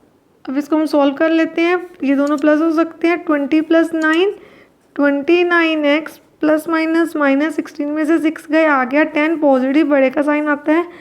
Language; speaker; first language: Hindi; native; Hindi